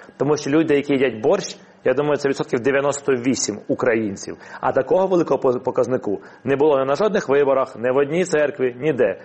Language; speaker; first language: Ukrainian; non-native, local second language; Russian